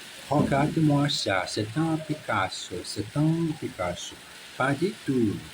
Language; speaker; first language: French; non-native, learner; Portuguese